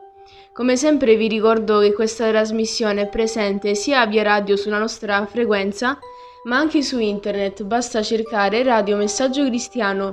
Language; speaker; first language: Italian; native; Italian